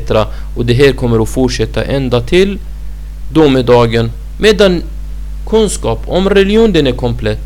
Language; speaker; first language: Swedish; non-native, fluent; Arabic